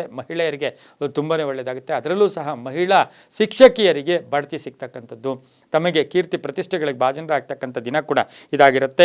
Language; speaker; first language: Kannada; native; Kannada